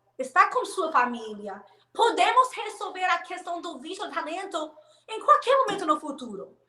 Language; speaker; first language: Portuguese; non-native, fluent; English